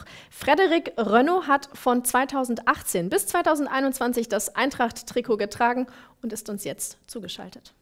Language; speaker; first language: German; native; German